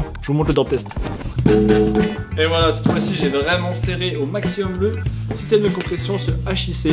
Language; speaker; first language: French; native; French